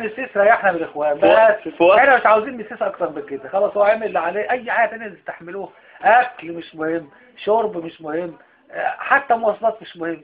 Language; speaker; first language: Arabic; native; Arabic